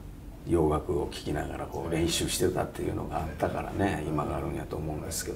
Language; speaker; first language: Japanese; native; Japanese